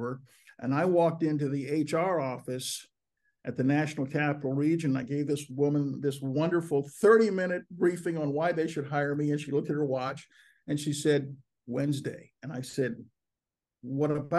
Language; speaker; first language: English; native; English